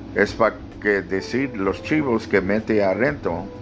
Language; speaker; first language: Spanish; early bilingual, other home language; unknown